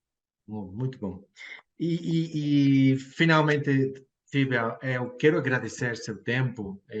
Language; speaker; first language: Portuguese; non-native, fluent; Spanish